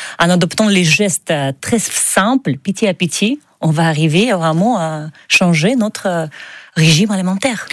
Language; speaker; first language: French; non-native, fluent; Russian